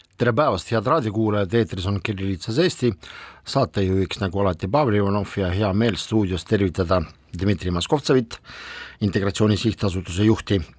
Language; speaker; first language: Estonian; non-native, local second language; Russian